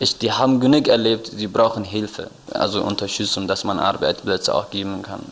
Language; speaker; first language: German; non-native, learner; Tigrinya